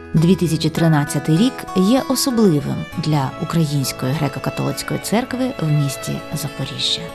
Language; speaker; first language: Ukrainian; native; Ukrainian